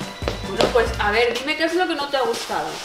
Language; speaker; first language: Spanish; native; Spanish